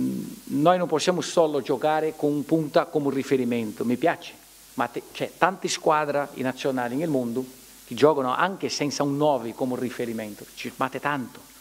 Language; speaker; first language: Italian; non-native, fluent; Portuguese